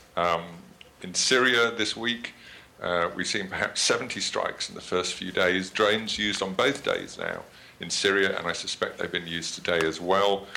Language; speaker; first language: English; native; English